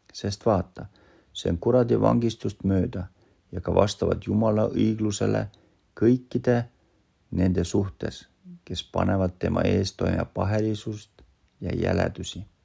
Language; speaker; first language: Estonian; non-native, local second language; Russian